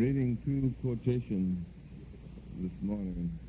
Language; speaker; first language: English; native; English